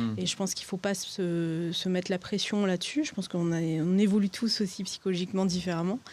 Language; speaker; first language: French; early bilingual, other home language; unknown